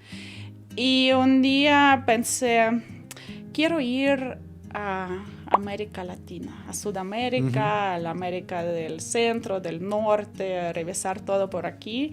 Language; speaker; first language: Spanish; non-native, fluent; Ukrainian